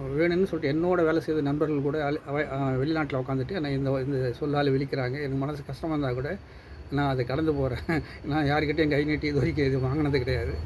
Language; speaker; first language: Tamil; non-native, local second language; Urdu